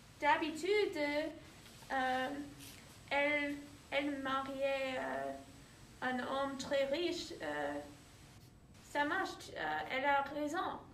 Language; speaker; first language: French; non-native, learner; English